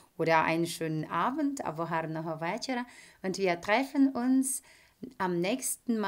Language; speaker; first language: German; non-native, fluent; Ukrainian